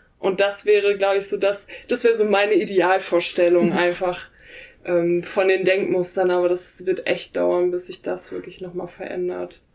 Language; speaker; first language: German; native; German